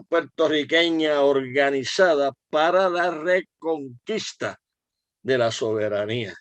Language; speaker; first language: Spanish; native; Spanish